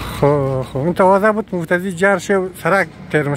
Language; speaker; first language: Persian; native; Persian